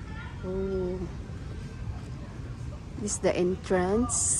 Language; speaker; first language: English; non-native, local second language; Filipino